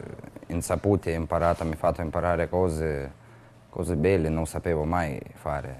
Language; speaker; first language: Italian; non-native, learner; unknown